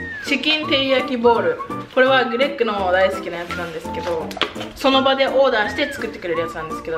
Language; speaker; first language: Japanese; early bilingual, heritage; Japanese